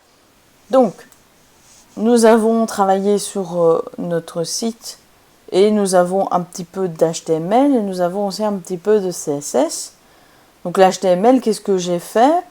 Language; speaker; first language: French; native; French